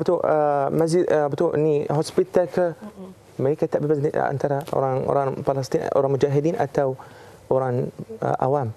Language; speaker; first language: Indonesian; non-native, fluent; Arabic